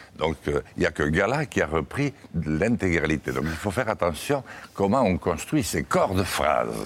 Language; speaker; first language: French; native; French